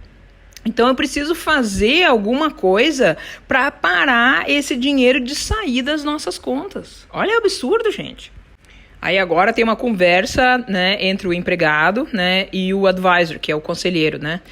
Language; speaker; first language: Portuguese; native; Portuguese